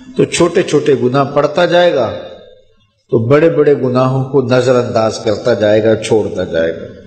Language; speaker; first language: Urdu; non-native, local second language; Punjabi